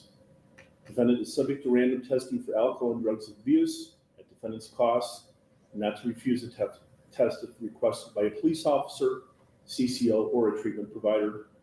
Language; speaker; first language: English; native; English